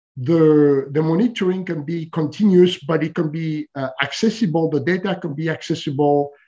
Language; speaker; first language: English; non-native, fluent; French